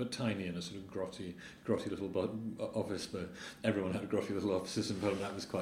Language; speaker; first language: English; native; English